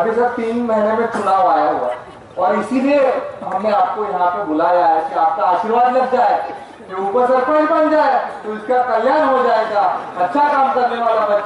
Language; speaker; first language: Hindi; non-native, local second language; Marathi